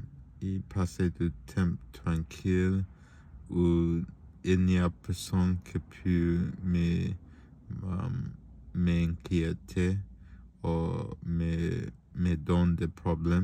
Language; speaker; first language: French; non-native, learner; Spanish